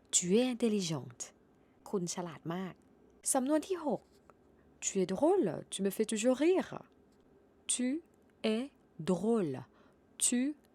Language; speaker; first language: Thai; native; Thai